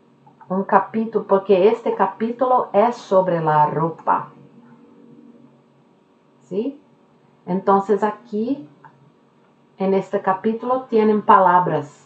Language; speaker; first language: Spanish; non-native, fluent; Norwegian